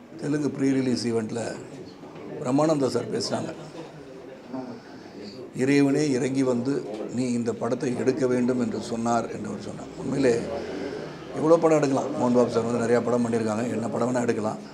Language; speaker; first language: Tamil; native; Tamil